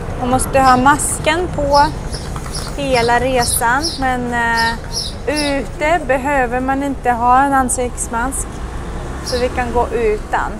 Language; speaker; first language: Swedish; non-native, fluent; Russian